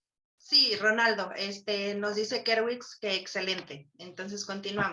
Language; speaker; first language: Spanish; native; Spanish